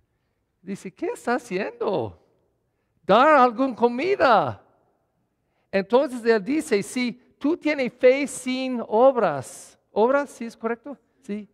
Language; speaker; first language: Spanish; non-native, fluent; English